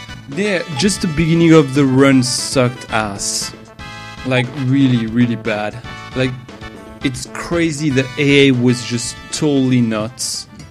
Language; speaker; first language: English; non-native, fluent; French